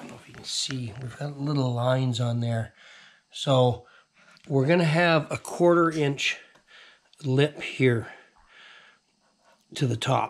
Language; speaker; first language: English; native; English